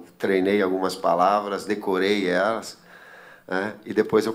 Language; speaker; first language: Portuguese; native; Portuguese